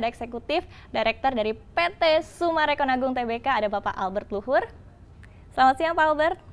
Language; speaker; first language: Indonesian; native; Indonesian